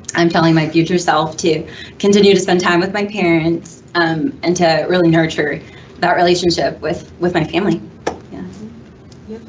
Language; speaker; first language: English; native; English